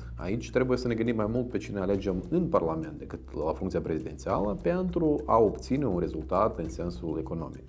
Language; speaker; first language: Romanian; native; Romanian